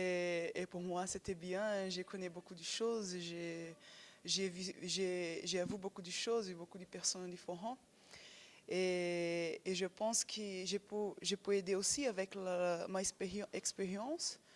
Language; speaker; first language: French; non-native, fluent; Portuguese